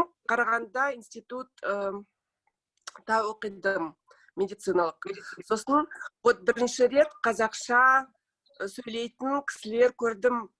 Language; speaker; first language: Kazakh; non-native, local second language; Russian